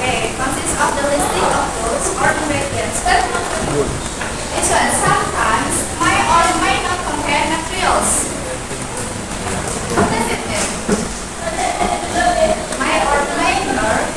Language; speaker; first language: English; non-native, fluent; Indonesian